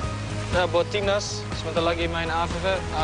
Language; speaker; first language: Indonesian; non-native, learner; Dutch